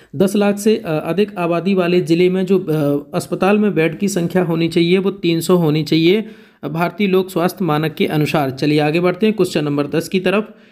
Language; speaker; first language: Hindi; native; Hindi